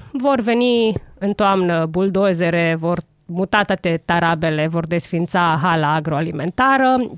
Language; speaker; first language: Romanian; native; Romanian